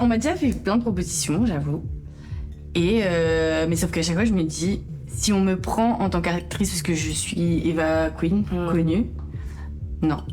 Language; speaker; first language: French; native; French